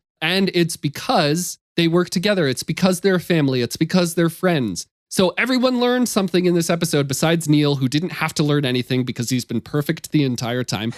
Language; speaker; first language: English; native; English